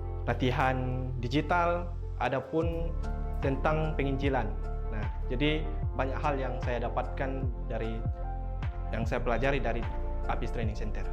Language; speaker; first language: Indonesian; non-native, local second language; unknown